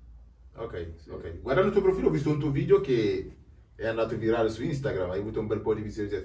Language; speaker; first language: Italian; native; Italian